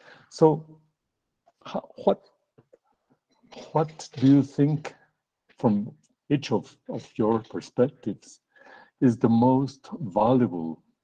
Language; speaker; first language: English; non-native, fluent; Spanish